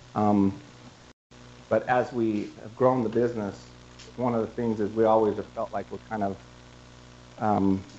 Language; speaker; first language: English; native; English